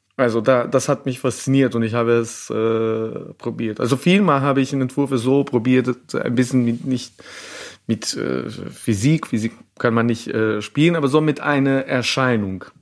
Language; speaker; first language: German; non-native, fluent; Serbian